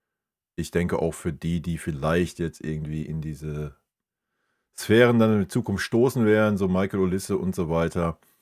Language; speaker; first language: German; native; German